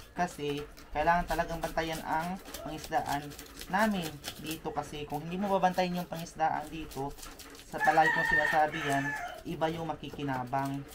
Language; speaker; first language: Filipino; non-native, local second language; Cebuano